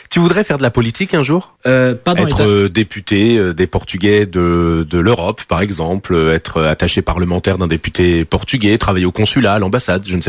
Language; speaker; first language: French; early bilingual, other home language; Portuguese